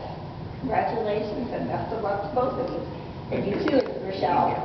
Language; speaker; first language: English; native; English